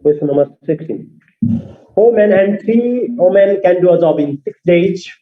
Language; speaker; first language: English; non-native, local second language; Nepali